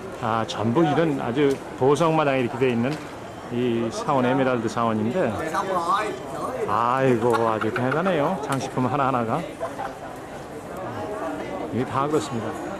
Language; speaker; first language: Korean; native; Korean